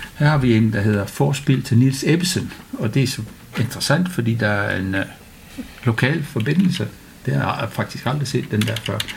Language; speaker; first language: Danish; non-native, fluent; English